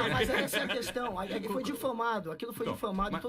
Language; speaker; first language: Portuguese; native; Portuguese